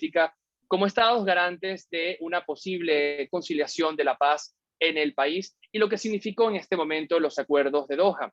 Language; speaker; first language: Spanish; native; Spanish